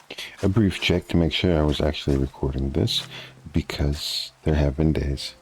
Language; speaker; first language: English; native; English